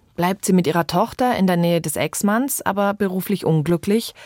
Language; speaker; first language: German; early bilingual, other home language; French